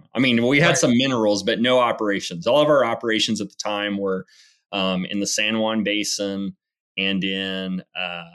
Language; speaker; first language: English; native; English